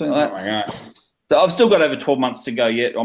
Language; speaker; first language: English; native; English